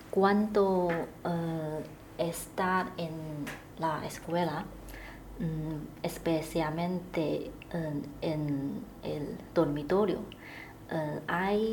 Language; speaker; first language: Spanish; non-native, learner; Chinese